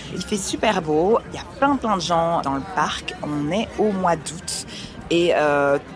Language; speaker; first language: French; native; French